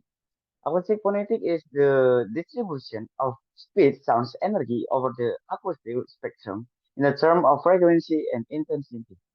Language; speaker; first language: English; non-native, learner; Indonesian